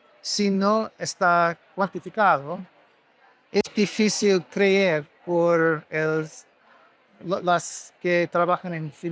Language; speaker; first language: Spanish; non-native, learner; English